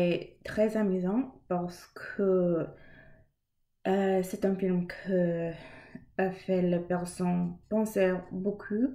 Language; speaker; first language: French; non-native, learner; English